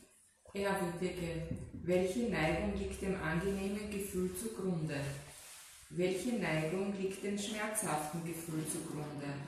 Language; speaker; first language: German; native; German